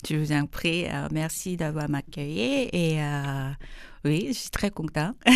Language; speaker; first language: French; non-native, fluent; Korean